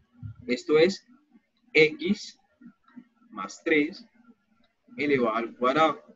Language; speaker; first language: Spanish; native; Spanish